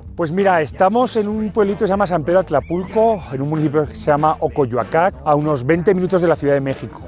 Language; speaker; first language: Spanish; native; Spanish